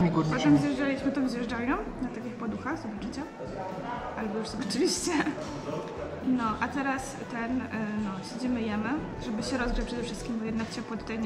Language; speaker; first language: Polish; native; Polish